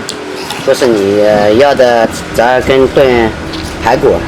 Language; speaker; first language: Chinese; native; Chinese